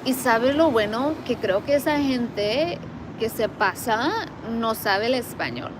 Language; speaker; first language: Spanish; early bilingual, heritage; Spanish